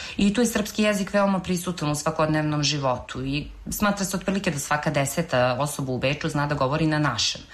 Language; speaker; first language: Serbian; native; Serbian